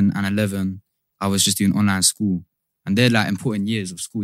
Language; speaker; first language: English; native; English